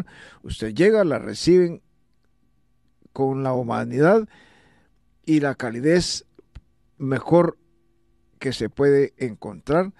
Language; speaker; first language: Spanish; native; Spanish